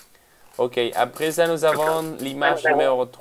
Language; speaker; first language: French; non-native, fluent; Spanish